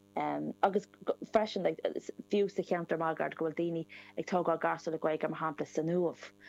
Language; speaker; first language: Irish; non-native, local second language; English